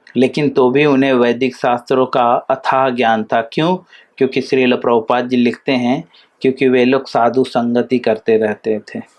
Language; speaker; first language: Hindi; native; Hindi